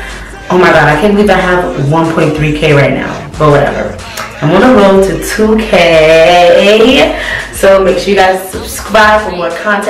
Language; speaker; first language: English; native; English